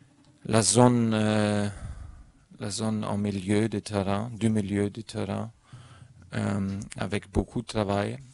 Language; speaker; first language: French; non-native, learner; German